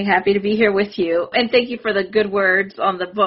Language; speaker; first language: English; early bilingual, other home language; Spanish